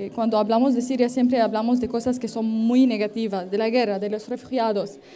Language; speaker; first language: Spanish; non-native, fluent; Arabic